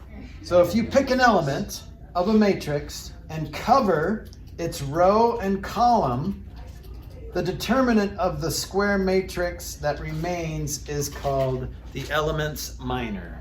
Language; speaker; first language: English; native; English